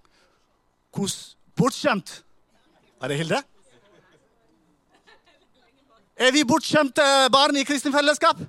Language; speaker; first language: Norwegian; non-native, fluent; Tigrinya